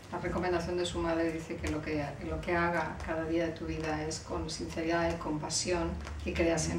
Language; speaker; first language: Spanish; native; Spanish